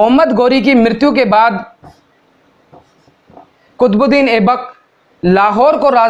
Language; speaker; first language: Hindi; native; Hindi